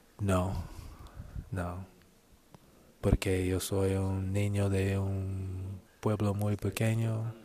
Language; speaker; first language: Spanish; non-native, learner; English